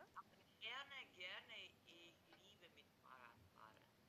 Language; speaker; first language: German; non-native, learner; Macedonian